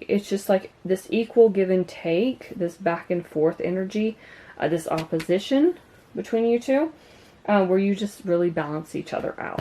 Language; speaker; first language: English; native; English